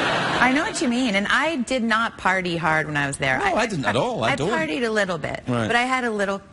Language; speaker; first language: English; native; English